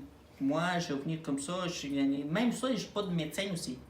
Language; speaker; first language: French; non-native, learner; Arabic